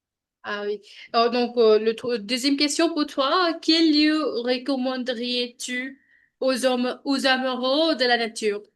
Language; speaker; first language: French; non-native, learner; Hindi